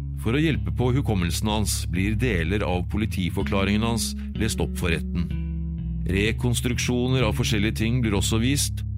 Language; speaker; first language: Norwegian; native; Norwegian